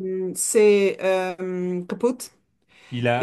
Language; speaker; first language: French; non-native, learner; Portuguese